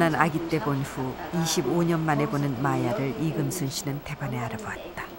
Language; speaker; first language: Korean; native; Korean